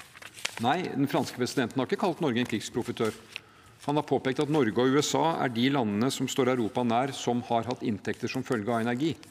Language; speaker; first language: Norwegian; native; Norwegian